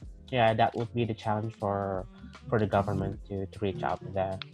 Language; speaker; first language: English; non-native, learner; Indonesian